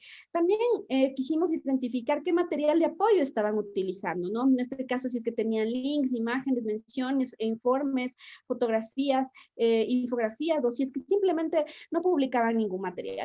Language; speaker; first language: Spanish; native; Spanish